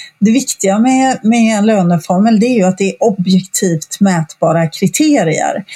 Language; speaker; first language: Swedish; native; Swedish